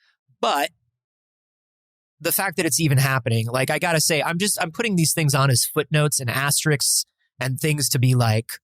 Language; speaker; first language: English; native; English